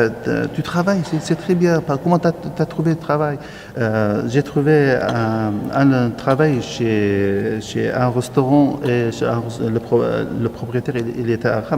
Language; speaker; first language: French; non-native, learner; Arabic